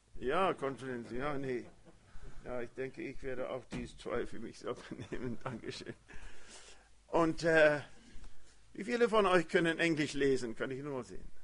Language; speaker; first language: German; early bilingual, heritage; German